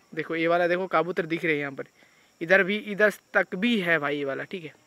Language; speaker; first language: Hindi; non-native, local second language; Bangla